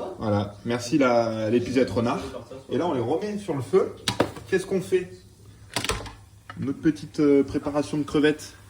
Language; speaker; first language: French; native; French